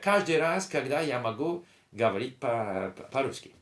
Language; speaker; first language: Russian; non-native, learner; English